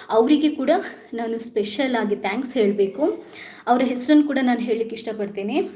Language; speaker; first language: Kannada; non-native, local second language; Tulu